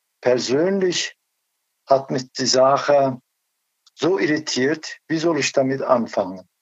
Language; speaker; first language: German; non-native, learner; Turkish